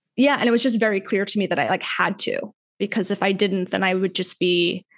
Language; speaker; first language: English; native; English